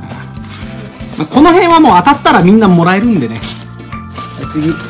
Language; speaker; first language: Japanese; native; Japanese